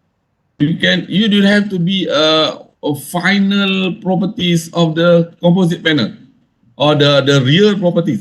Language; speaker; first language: English; non-native, local second language; Malay